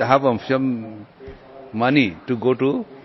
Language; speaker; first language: English; non-native, local second language; Cantonese